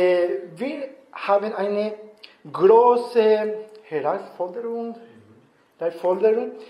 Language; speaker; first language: German; non-native, learner; Spanish